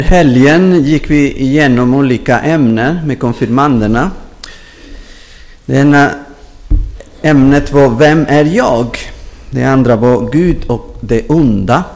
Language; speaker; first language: Swedish; non-native, fluent; Spanish